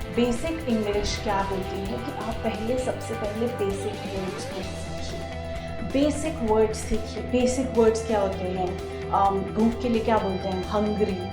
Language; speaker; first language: Hindi; native; Hindi